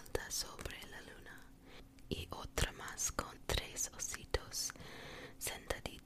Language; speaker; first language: Spanish; non-native, learner; English